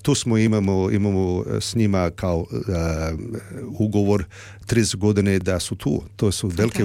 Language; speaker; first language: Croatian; early bilingual, heritage; Serbian